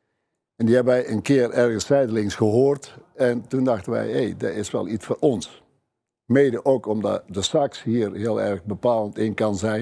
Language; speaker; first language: Dutch; native; Dutch